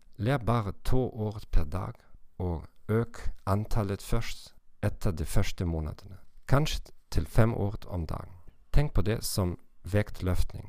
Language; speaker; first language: Norwegian; non-native, learner; German